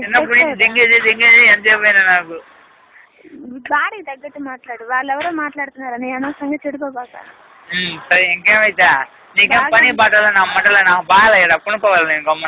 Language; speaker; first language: Telugu; native; Telugu